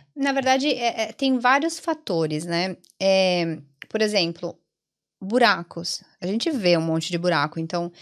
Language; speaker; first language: Portuguese; early bilingual, other home language; Italian